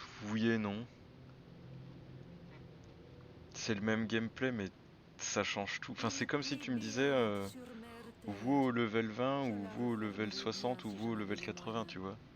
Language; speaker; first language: French; native; French